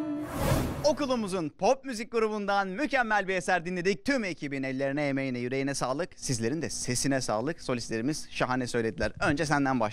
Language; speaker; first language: Turkish; native; Turkish